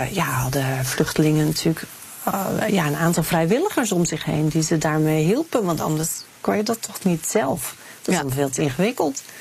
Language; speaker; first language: Dutch; native; Dutch